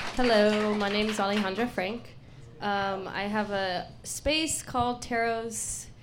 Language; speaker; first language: English; native; English